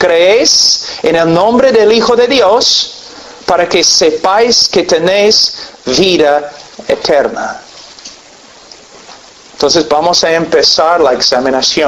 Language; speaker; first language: Spanish; non-native, fluent; English